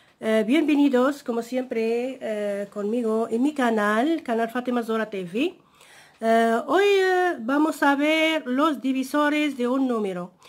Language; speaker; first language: Spanish; non-native, fluent; Arabic